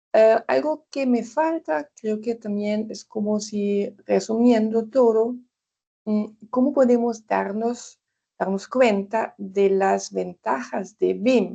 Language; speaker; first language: Spanish; non-native, fluent; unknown